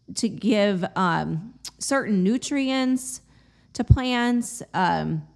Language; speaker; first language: English; native; English